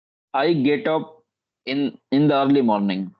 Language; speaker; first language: English; non-native, learner; Hindi